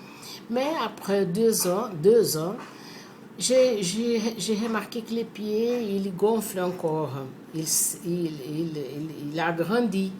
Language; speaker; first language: French; non-native, fluent; Portuguese